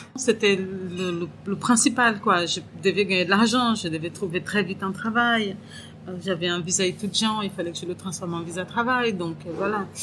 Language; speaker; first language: French; non-native, fluent; Portuguese